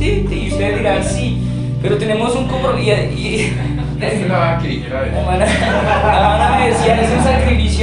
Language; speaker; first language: Spanish; native; Spanish